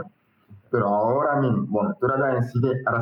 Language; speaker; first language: Spanish; non-native, learner; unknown